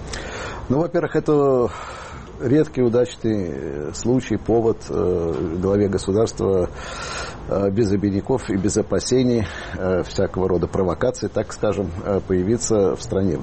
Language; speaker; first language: Russian; native; Russian